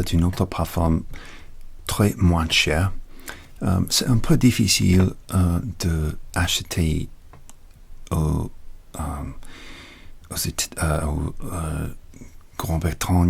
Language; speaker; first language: French; non-native, learner; English